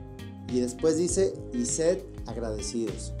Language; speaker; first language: Spanish; native; Spanish